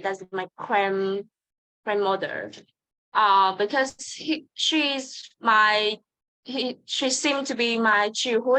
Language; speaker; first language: English; non-native, learner; Vietnamese